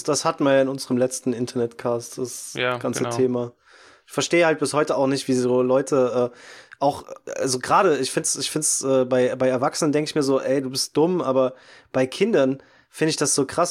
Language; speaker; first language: German; native; German